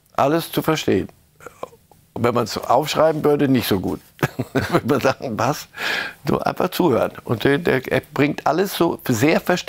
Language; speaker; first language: German; native; German